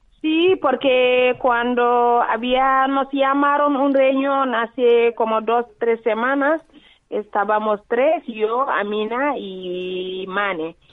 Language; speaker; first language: Spanish; non-native, fluent; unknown